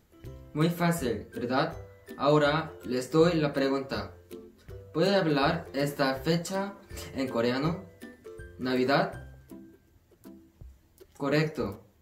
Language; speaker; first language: Spanish; non-native, fluent; Korean